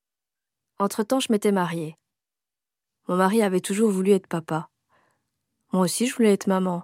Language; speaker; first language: French; native; French